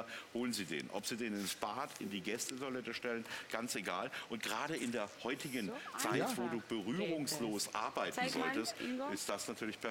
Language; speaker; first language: German; native; German